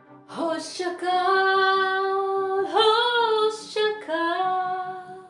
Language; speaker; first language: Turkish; non-native, fluent; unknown